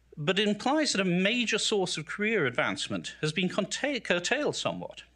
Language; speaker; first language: English; native; English